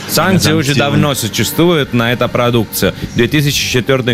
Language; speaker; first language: Russian; non-native, learner; Italian